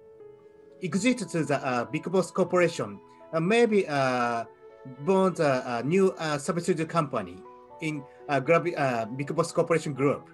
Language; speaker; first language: English; non-native, learner; Japanese